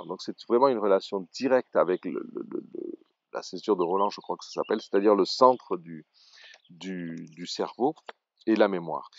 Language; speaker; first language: French; native; French